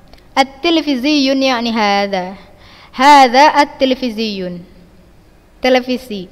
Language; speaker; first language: Arabic; non-native, fluent; Indonesian